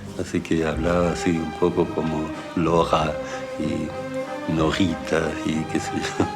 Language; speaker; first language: Spanish; early bilingual, other home language; German